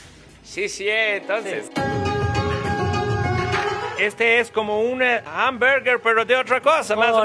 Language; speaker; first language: Spanish; native; Spanish